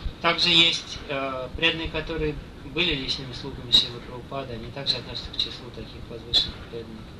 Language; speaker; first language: Russian; native; Russian